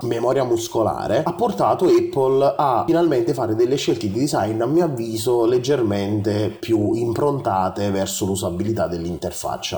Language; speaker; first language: Italian; native; Italian